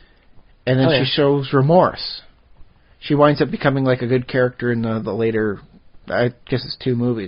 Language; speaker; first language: English; native; English